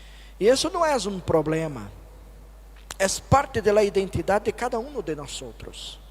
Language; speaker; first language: Spanish; non-native, fluent; Portuguese